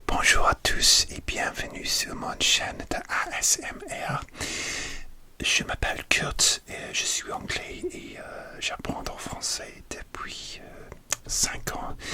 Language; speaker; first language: French; non-native, learner; English